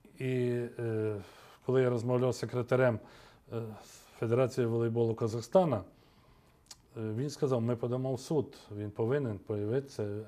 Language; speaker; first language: Ukrainian; native; Ukrainian